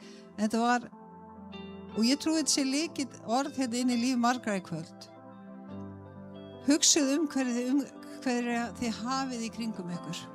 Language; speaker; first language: Icelandic; native; Icelandic